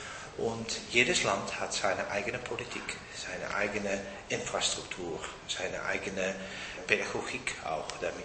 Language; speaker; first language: German; non-native, fluent; Dutch